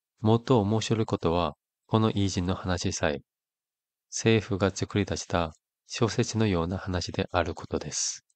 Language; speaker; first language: Japanese; non-native, fluent; Korean